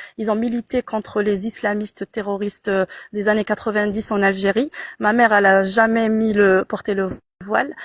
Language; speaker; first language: French; non-native, local second language; Arabic